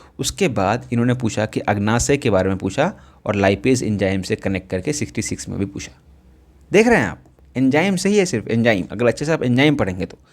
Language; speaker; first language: Hindi; native; Hindi